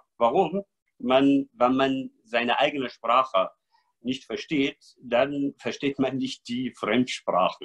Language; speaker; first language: German; non-native, fluent; Arabic